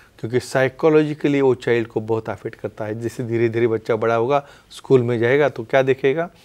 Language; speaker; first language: Hindi; non-native, local second language; Marathi